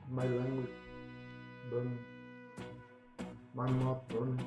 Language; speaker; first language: English; non-native, learner; Turkish